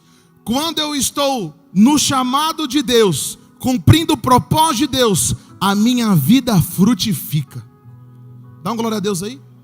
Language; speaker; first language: Portuguese; native; Portuguese